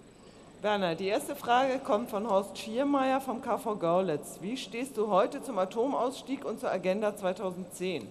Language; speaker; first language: German; native; German